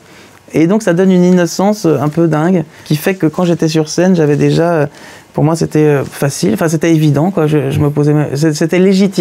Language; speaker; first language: French; native; French